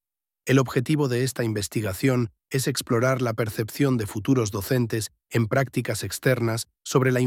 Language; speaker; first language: Spanish; native; Spanish